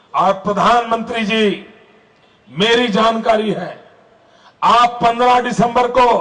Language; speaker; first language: Hindi; non-native, local second language; Gujarati